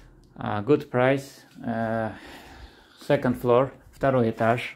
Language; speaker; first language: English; non-native, learner; Russian